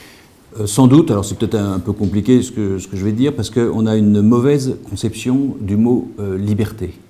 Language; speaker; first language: French; native; French